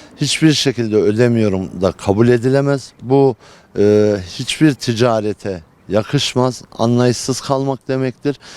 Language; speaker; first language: Turkish; native; Turkish